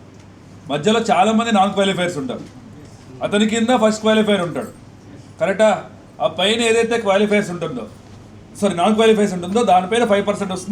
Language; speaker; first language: Telugu; native; Telugu